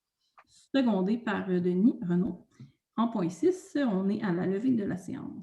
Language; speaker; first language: French; native; French